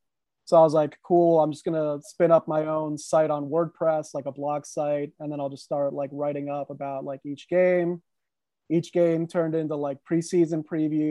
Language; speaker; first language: English; native; English